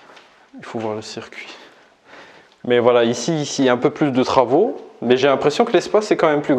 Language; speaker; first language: French; native; French